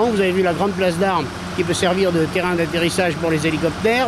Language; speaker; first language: French; native; French